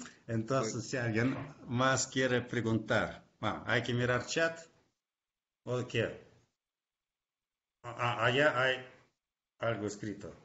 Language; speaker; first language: Spanish; non-native, fluent; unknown